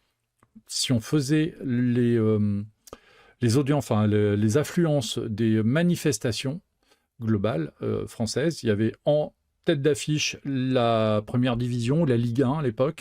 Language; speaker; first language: French; native; French